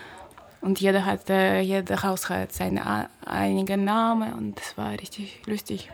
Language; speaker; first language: German; non-native, learner; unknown